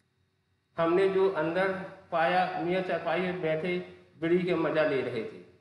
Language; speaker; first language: Hindi; native; Hindi